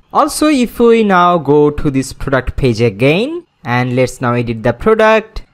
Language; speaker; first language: English; non-native, local second language; Bangla